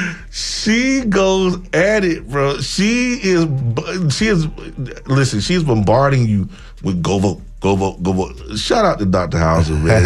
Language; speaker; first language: English; native; English